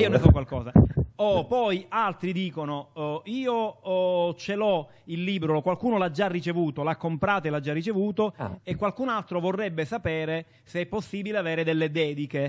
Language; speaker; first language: Italian; native; Italian